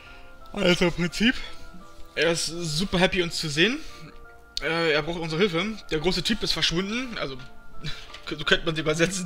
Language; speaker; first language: German; native; German